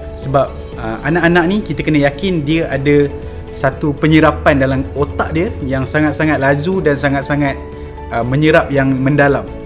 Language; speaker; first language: Malay; native; Malay